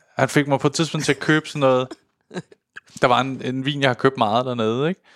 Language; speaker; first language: Danish; early bilingual, other home language; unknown